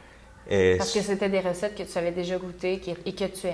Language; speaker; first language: French; native; French